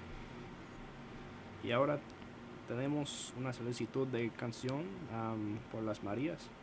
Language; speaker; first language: Spanish; non-native, learner; English